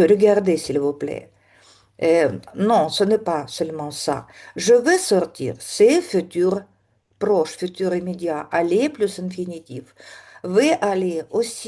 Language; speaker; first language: French; non-native, fluent; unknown